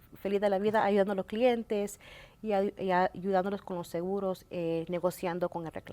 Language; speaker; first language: Spanish; early bilingual, heritage; Spanish